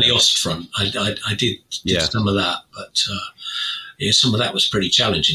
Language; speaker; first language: English; native; English